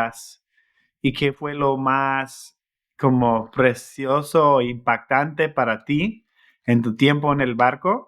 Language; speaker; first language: Spanish; non-native, fluent; English